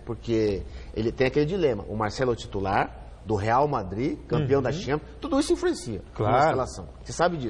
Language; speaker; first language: Portuguese; native; Portuguese